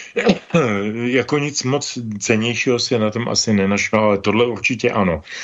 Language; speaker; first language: Czech; native; Czech